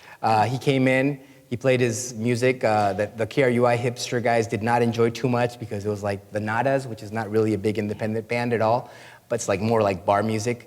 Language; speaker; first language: English; non-native, fluent; Spanish